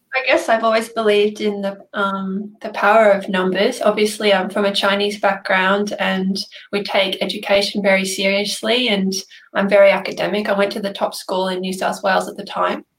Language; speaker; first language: English; native; English